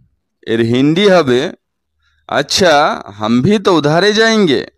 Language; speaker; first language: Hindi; non-native, fluent; Bangla